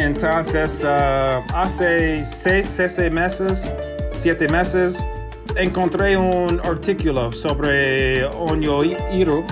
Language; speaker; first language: Spanish; non-native, learner; English